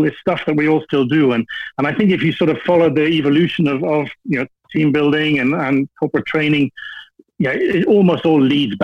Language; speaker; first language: English; native; English